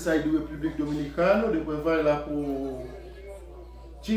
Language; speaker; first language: Portuguese; non-native, learner; Haitian Creole